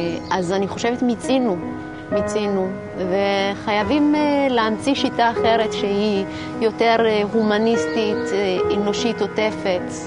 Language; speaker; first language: Hebrew; non-native, fluent; Amharic